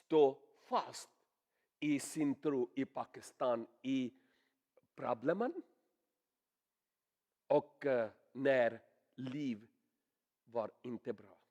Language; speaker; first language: Swedish; non-native, learner; Urdu